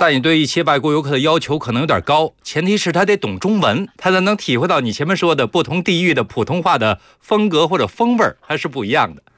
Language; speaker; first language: Chinese; native; Chinese